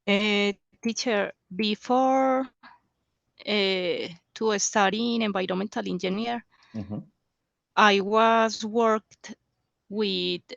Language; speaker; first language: English; non-native, learner; Spanish